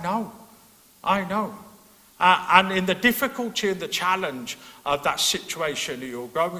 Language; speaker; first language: English; native; English